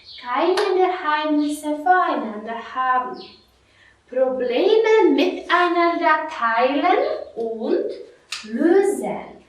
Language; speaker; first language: German; non-native, fluent; Polish